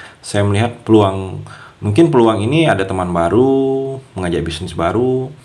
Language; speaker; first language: Indonesian; native; Indonesian